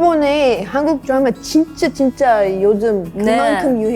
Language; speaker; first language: Korean; non-native, learner; English